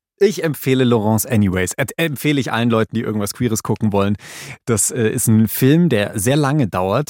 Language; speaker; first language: German; native; German